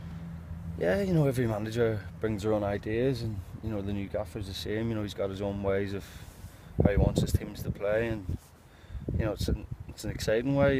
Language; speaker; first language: English; native; English